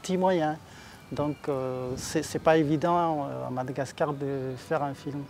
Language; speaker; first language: French; non-native, local second language; Malagasy